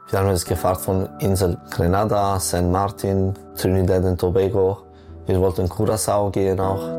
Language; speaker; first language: German; non-native, local second language; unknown